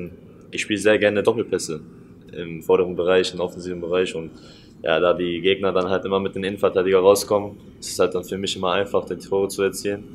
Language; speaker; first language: German; native; German